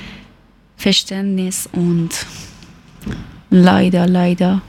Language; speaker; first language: German; non-native, learner; Persian